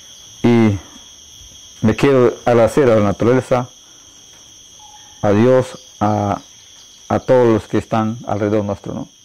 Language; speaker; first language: Spanish; non-native, local second language; Shipibo-Conibo